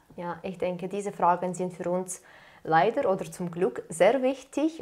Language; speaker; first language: German; non-native, fluent; Ukrainian